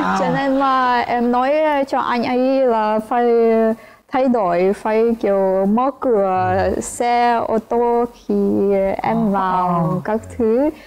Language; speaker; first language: Vietnamese; non-native, fluent; Ukrainian